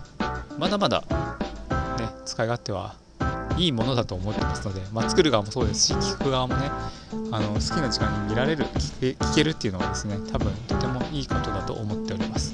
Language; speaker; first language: Japanese; native; Japanese